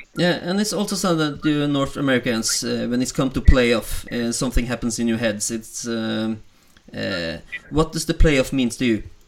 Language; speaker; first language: English; non-native, learner; Norwegian